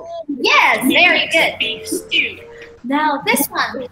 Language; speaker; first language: English; non-native, fluent; Chinese